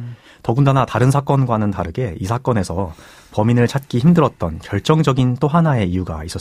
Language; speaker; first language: Korean; native; Korean